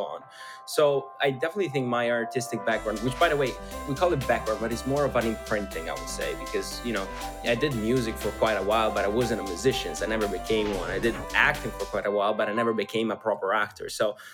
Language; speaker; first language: English; non-native, fluent; Italian